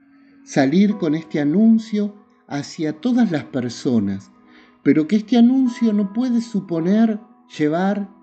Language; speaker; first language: Spanish; native; Spanish